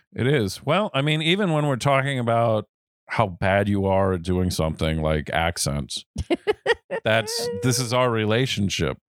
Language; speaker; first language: English; native; English